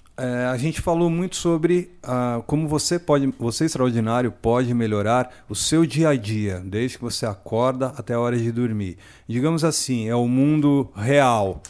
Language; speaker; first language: Portuguese; native; Portuguese